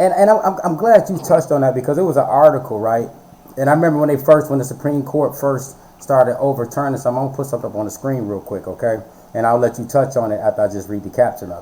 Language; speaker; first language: English; native; English